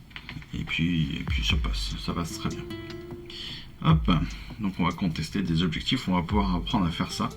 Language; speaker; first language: French; native; French